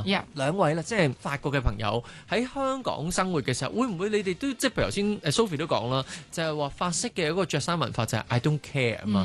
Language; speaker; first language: Cantonese; native; Cantonese